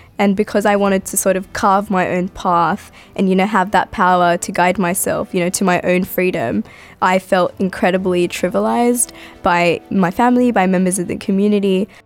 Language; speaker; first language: English; early bilingual, other home language; Arabic